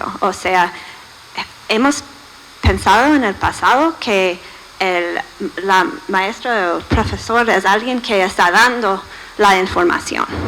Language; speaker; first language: Spanish; non-native, fluent; English